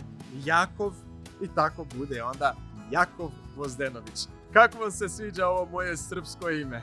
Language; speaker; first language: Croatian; non-native, fluent; Portuguese